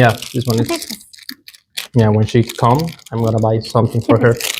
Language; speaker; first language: English; non-native, learner; Spanish